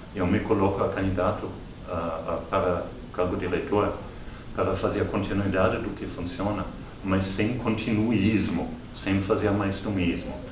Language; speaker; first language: Portuguese; non-native, fluent; German